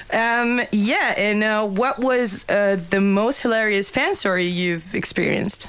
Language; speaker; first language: English; non-native, fluent; German